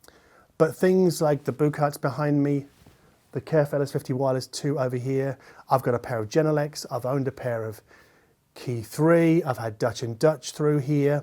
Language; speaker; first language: English; native; English